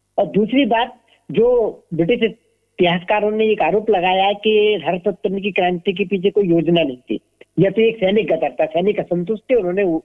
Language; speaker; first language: Hindi; native; Hindi